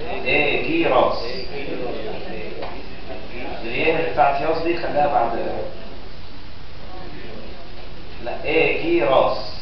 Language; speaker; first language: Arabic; native; Arabic